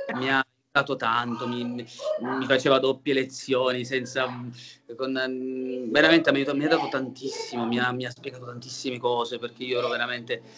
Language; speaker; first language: Italian; native; Italian